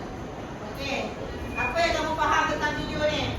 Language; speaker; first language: Malay; native; Malay